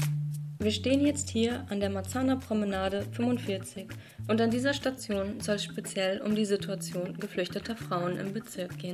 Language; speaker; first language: German; native; German